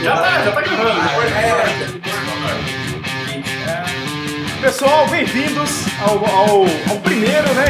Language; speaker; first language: Portuguese; native; Portuguese